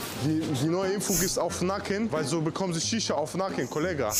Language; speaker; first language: German; early bilingual, other home language; Russian